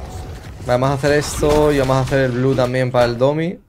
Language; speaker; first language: Spanish; native; Spanish